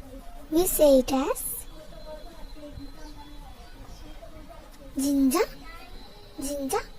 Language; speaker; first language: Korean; non-native, learner; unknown